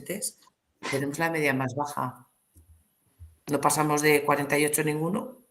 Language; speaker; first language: Spanish; native; Spanish